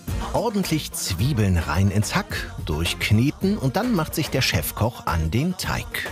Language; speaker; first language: German; native; German